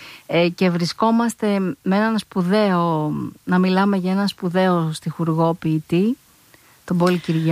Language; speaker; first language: Greek; native; Greek